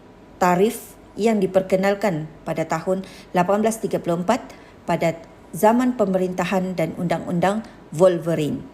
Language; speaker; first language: Malay; native; Malay